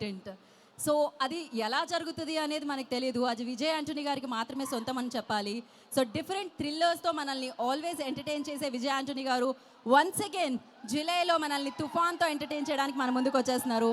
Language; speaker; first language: Telugu; native; Telugu